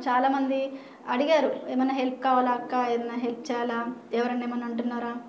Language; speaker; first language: Telugu; non-native, local second language; Hindi